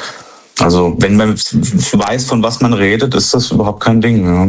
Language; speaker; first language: German; native; German